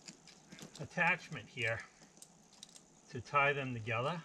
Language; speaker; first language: English; native; English